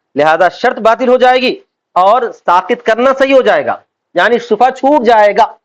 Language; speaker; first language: Urdu; native; Urdu